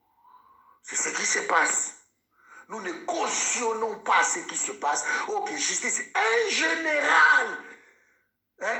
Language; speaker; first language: French; non-native, local second language; Lingala